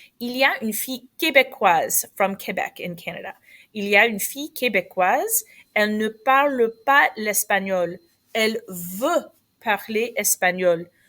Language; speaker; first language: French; non-native, fluent; English